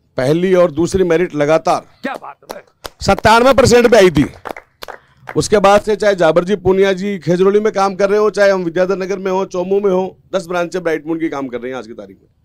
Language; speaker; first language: Hindi; native; Hindi